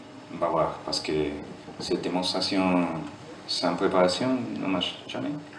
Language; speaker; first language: French; non-native, fluent; German